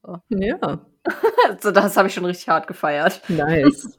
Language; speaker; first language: German; native; German